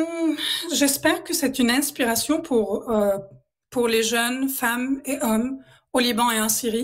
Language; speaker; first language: French; non-native, local second language; Arabic